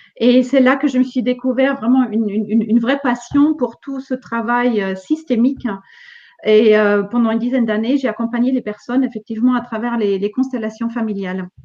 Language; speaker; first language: French; non-native, fluent; German